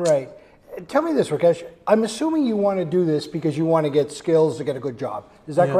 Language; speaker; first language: English; native; English